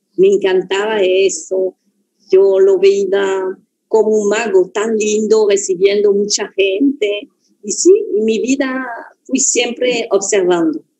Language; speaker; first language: Spanish; non-native, fluent; French